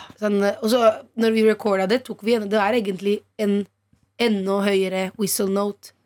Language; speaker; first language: Norwegian; non-native, fluent; Italian